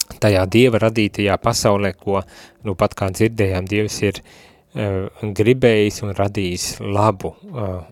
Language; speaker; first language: Latvian; native; Latvian